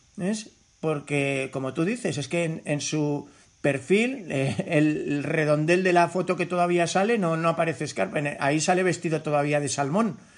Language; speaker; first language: Spanish; native; Spanish